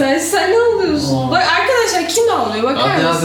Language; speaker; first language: Turkish; native; Turkish